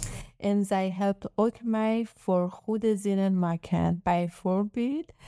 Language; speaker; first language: Dutch; non-native, learner; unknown